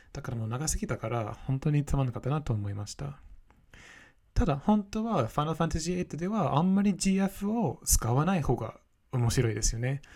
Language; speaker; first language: Japanese; non-native, fluent; English